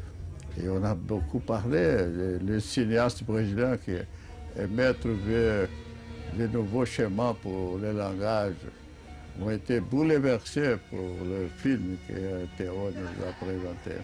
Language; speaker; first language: French; non-native, fluent; Portuguese